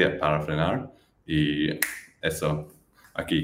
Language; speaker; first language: Spanish; non-native, learner; English